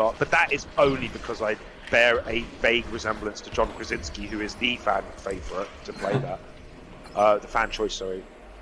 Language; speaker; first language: English; native; English